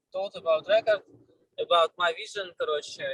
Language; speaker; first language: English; non-native, learner; Russian